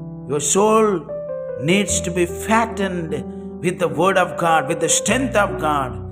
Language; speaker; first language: English; non-native, local second language; Tamil